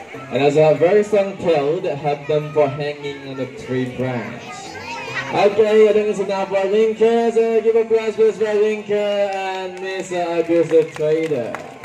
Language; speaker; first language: English; non-native, fluent; Indonesian